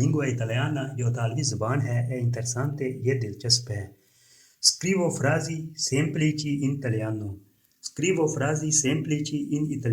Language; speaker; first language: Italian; non-native, fluent; Urdu